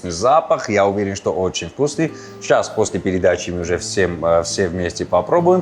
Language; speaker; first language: Russian; non-native, fluent; Armenian